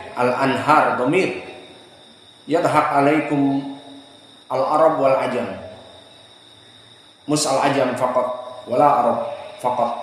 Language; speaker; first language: Arabic; non-native, fluent; Indonesian